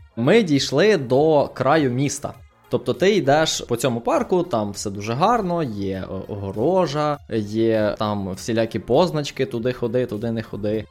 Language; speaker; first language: Ukrainian; native; Ukrainian